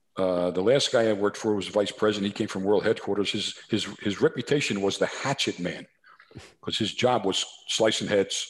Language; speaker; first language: English; native; English